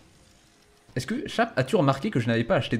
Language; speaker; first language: French; native; French